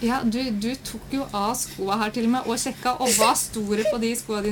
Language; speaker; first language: Norwegian; native; Norwegian